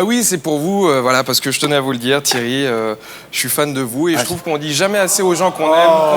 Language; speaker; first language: French; native; French